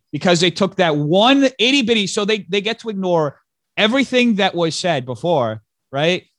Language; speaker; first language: English; early bilingual, other home language; Portuguese